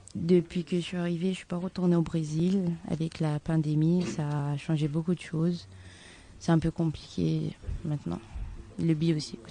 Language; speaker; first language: French; early bilingual, other home language; Portuguese